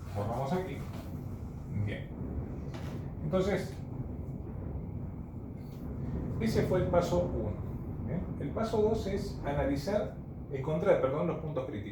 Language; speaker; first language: Spanish; native; Spanish